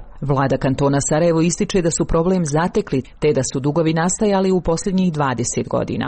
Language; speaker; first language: Serbian; native; Serbian